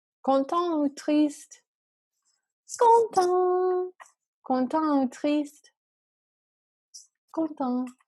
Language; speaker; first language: French; non-native, fluent; English